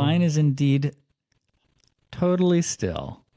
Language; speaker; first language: English; native; English